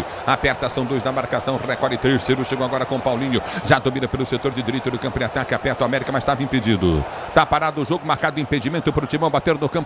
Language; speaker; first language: Portuguese; native; Portuguese